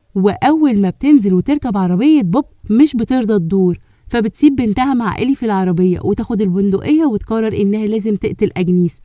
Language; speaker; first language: Arabic; native; Arabic